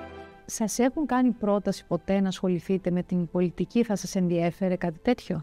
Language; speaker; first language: Greek; native; Greek